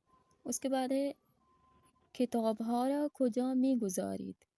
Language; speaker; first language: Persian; non-native, fluent; Urdu